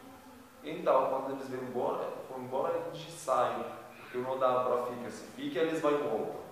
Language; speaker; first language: Portuguese; non-native, learner; Arabic